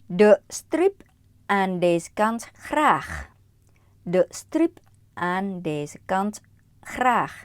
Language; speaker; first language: Dutch; non-native, learner; Thai